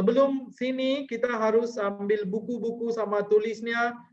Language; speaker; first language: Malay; non-native, learner; Sinhala